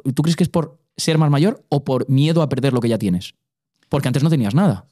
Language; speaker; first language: Spanish; native; Spanish